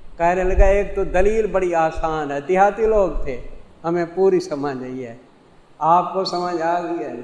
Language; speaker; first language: Urdu; non-native, local second language; Punjabi